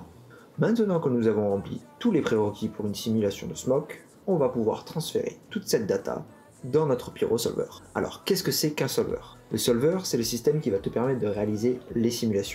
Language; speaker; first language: French; native; French